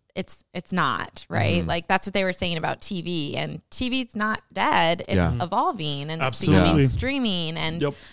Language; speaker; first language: English; native; English